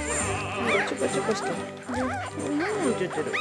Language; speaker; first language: Japanese; native; Japanese